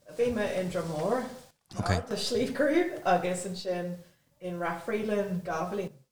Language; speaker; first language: Irish; non-native, local second language; English